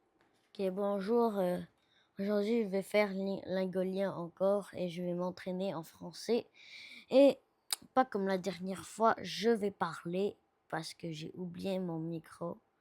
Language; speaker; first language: French; non-native, learner; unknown